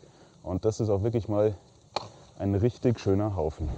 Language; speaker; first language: German; native; German